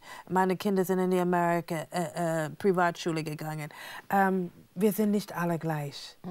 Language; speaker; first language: German; non-native, fluent; English